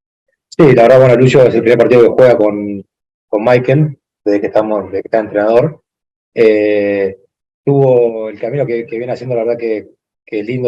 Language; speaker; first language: Spanish; native; Spanish